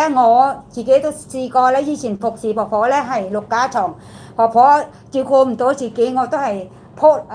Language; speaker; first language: Cantonese; non-native, learner; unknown